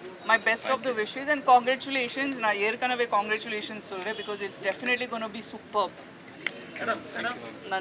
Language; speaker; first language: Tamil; non-native, local second language; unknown